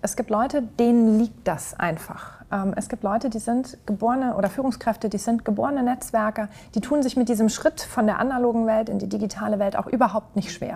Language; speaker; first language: German; native; German